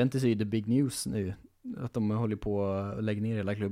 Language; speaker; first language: Swedish; native; Swedish